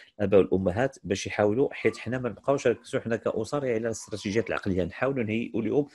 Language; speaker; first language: Arabic; native; Arabic